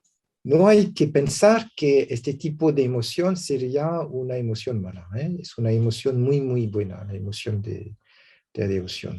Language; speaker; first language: Spanish; non-native, learner; French